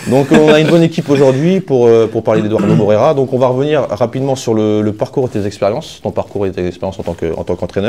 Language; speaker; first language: French; native; French